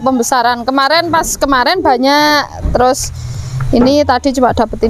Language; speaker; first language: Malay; non-native, local second language; Javanese